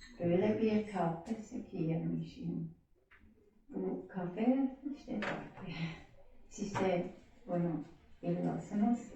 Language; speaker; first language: Turkish; non-native, learner; German